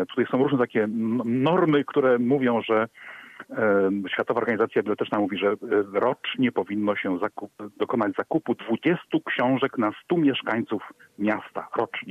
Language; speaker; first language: Polish; native; Polish